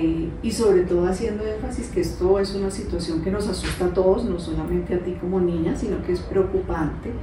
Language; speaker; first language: Spanish; native; Spanish